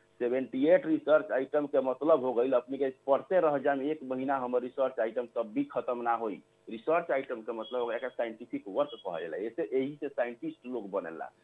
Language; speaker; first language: Bhojpuri; native; Bhojpuri